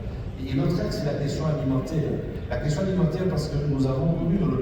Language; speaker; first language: French; native; French